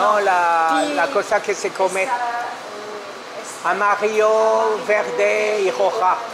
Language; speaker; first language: Spanish; non-native, learner; French